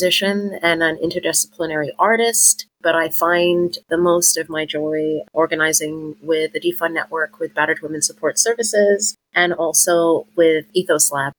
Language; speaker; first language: English; native; English